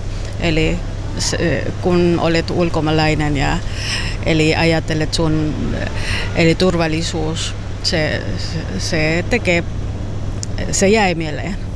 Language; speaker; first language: Finnish; non-native, learner; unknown